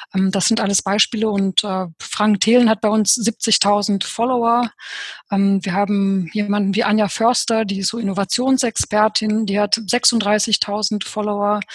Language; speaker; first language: German; early bilingual, other home language; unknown